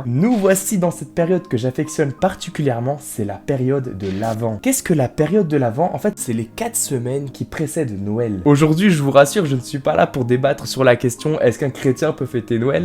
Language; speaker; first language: French; native; French